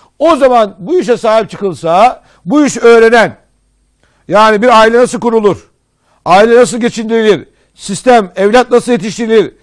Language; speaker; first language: Turkish; native; Turkish